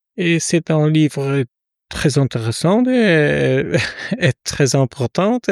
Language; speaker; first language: French; non-native, learner; Polish